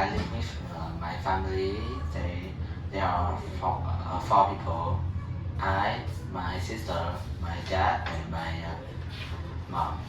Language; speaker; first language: English; non-native, learner; Vietnamese